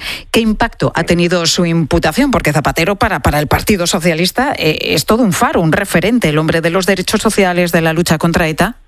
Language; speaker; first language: Spanish; native; Spanish